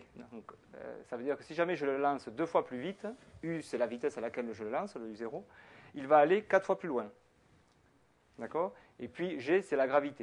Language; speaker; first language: French; native; French